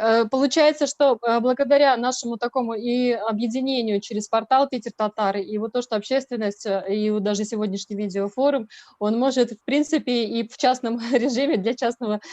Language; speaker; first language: Russian; native; Russian